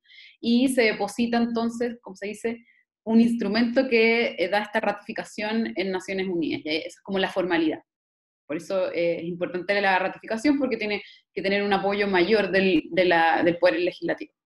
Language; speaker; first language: Spanish; native; Spanish